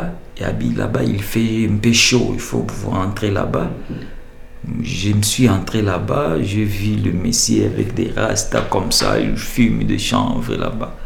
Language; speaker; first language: French; non-native, local second language; Lingala